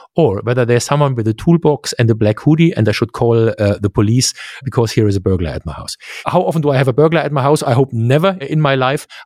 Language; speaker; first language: English; non-native, fluent; German